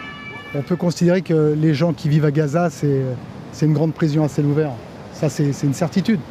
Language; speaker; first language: French; native; French